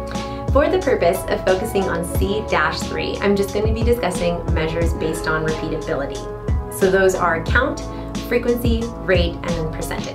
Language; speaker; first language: English; native; English